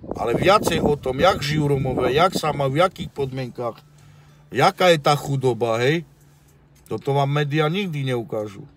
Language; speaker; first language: Slovak; non-native, local second language; Romany